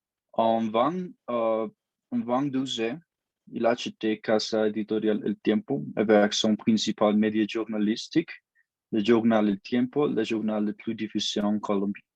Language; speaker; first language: French; non-native, learner; Spanish